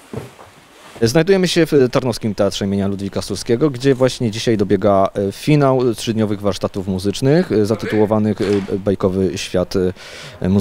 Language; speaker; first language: Polish; native; Polish